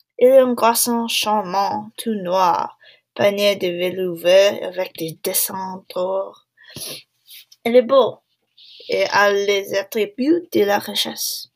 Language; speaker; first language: French; non-native, learner; English